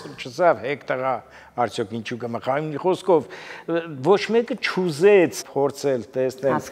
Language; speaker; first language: Armenian; native; Armenian